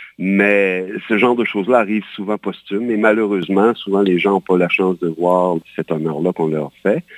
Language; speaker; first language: French; native; French